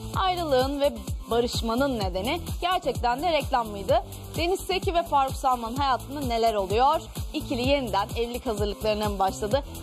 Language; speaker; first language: Turkish; non-native, fluent; Portuguese